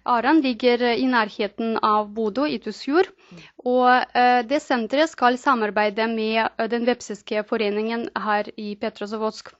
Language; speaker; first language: Norwegian; non-native, fluent; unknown